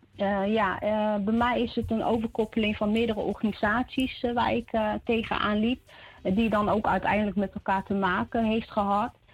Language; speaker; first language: Dutch; early bilingual, other home language; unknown